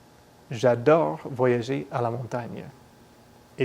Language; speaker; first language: French; non-native, fluent; English